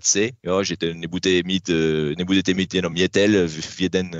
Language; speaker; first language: Czech; non-native, learner; French